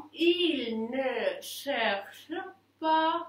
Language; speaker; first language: French; non-native, fluent; Russian